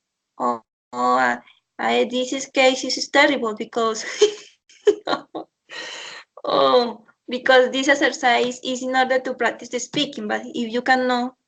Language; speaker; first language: English; non-native, learner; Spanish